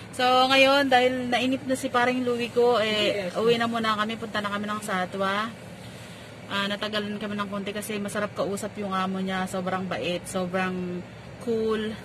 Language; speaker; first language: Filipino; native; Filipino